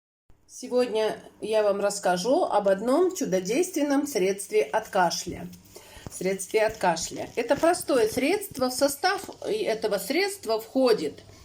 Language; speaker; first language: Russian; native; Russian